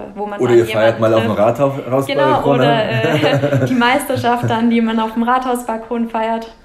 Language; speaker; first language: German; native; German